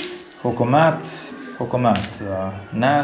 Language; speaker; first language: Arabic; non-native, learner; English